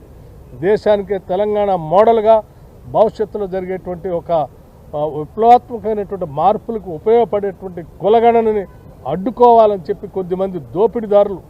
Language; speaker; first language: Telugu; native; Telugu